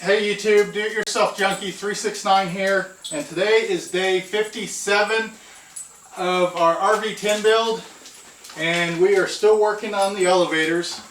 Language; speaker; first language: English; native; English